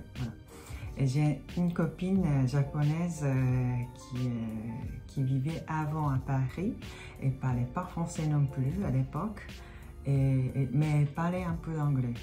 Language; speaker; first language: French; non-native, fluent; Japanese